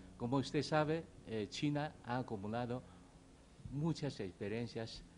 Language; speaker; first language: Spanish; non-native, fluent; Chinese